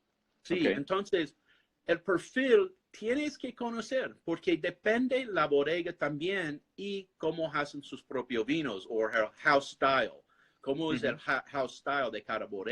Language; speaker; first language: Spanish; non-native, fluent; English